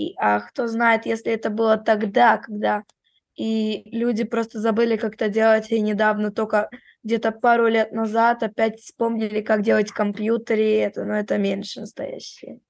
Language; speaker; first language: Russian; early bilingual, heritage; Russian